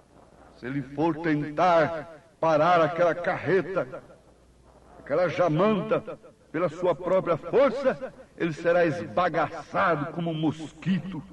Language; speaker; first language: Portuguese; native; Portuguese